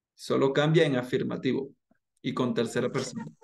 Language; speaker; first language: Spanish; native; Spanish